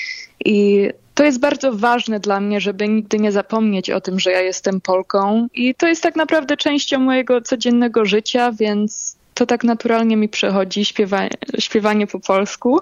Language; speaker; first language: Polish; early bilingual, heritage; Polish